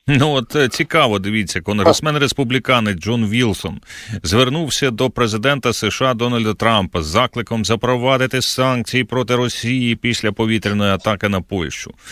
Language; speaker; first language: Ukrainian; native; Ukrainian